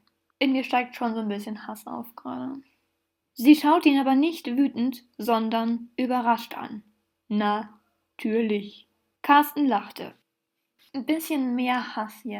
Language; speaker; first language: German; native; German